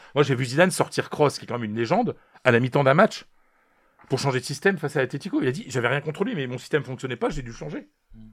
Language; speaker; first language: French; native; French